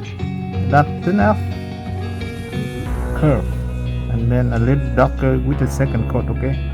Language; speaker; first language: English; non-native, learner; Vietnamese